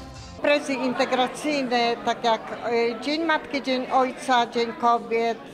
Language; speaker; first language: Polish; native; Polish